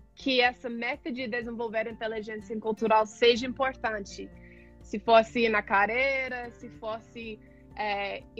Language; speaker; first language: Portuguese; non-native, fluent; English